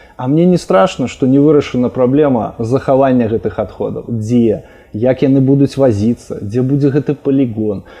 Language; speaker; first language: Belarusian; non-native, local second language; Russian